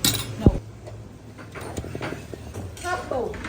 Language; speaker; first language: English; non-native, learner; Vietnamese